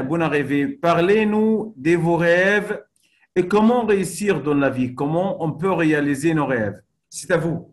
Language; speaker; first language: French; non-native, fluent; Arabic